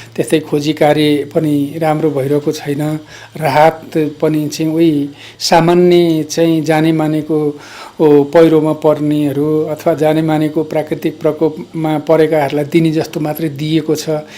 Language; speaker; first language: Nepali; native; Nepali